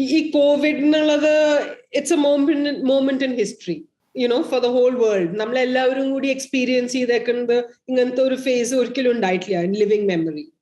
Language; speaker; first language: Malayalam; early bilingual, heritage; Malayalam